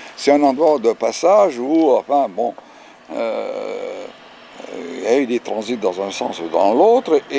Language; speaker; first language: French; non-native, fluent; Bulgarian